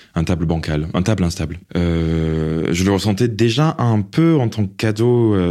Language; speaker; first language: French; non-native, fluent; English